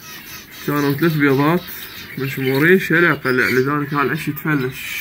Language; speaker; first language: Arabic; native; Arabic